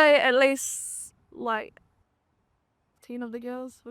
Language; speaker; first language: English; native; English